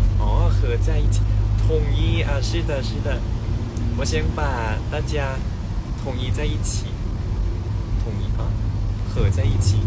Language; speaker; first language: Chinese; non-native, learner; Thai